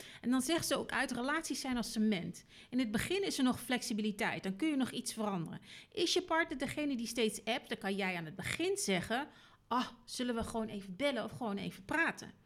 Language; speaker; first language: Dutch; native; Dutch